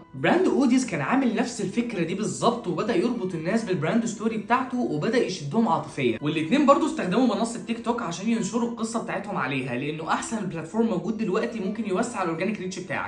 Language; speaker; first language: Arabic; native; Arabic